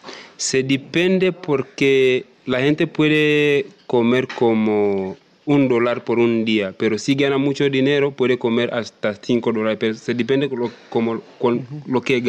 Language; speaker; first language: Spanish; non-native, learner; Masai